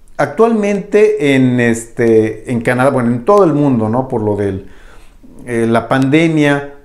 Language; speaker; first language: Spanish; native; Spanish